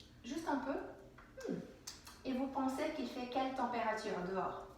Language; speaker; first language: French; non-native, fluent; English